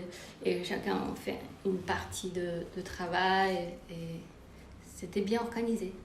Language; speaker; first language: French; non-native, fluent; Chinese